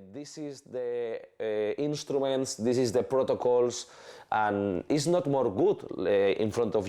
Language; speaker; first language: English; non-native, learner; Spanish